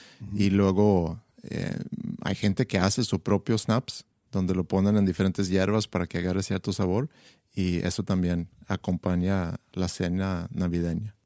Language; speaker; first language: Spanish; non-native, fluent; Swedish